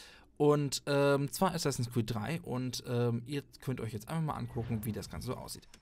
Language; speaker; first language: German; native; German